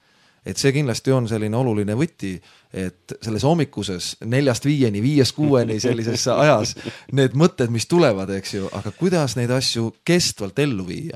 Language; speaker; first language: Estonian; native; Estonian